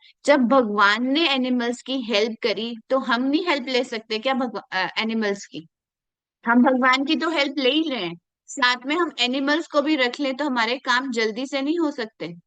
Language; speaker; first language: Hindi; native; Hindi